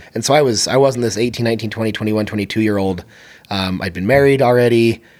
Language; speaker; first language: English; native; English